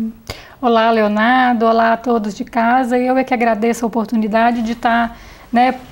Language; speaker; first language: Portuguese; native; Portuguese